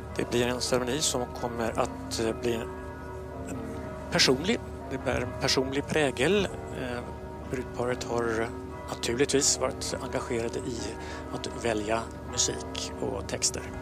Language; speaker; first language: Swedish; native; Swedish